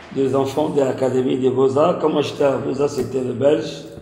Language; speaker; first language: French; non-native, local second language; Lingala